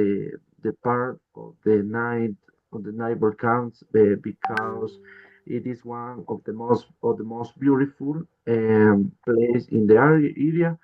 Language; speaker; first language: English; non-native, learner; Spanish